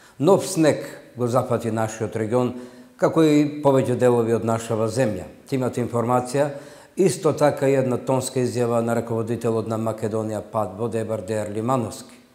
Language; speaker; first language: Macedonian; non-native, local second language; Albanian